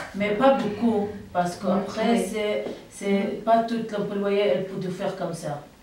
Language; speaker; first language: French; non-native, learner; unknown